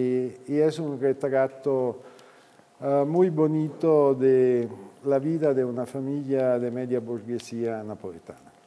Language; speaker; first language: Spanish; non-native, fluent; Italian